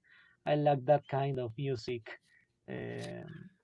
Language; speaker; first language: English; non-native, learner; Spanish